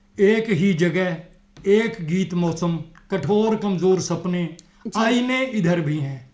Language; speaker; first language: Hindi; non-native, local second language; Punjabi